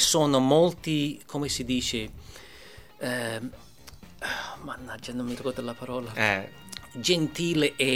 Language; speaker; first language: Italian; early bilingual, heritage; English